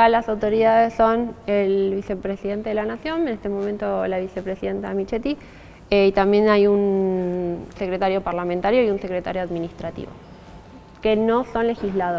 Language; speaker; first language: Spanish; native; Spanish